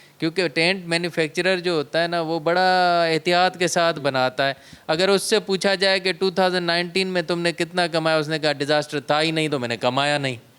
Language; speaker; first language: Urdu; non-native, local second language; Sindhi